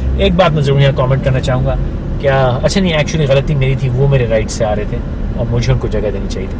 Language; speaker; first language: Urdu; native; Urdu